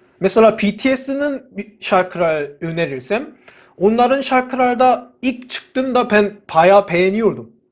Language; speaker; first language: Turkish; non-native, fluent; Korean